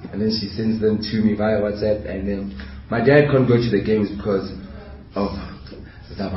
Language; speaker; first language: English; non-native, local second language; Southern Sotho